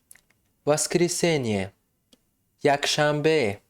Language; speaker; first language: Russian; non-native, fluent; Tajik